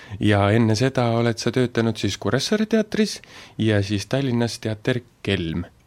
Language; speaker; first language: Estonian; native; Estonian